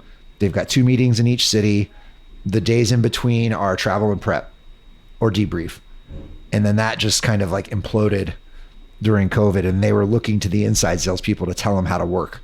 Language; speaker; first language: English; native; English